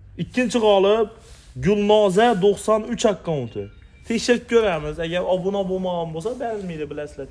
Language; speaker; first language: Uzbek; native; Uzbek